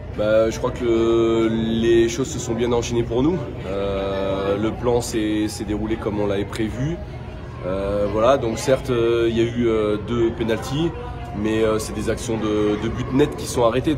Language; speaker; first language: French; native; French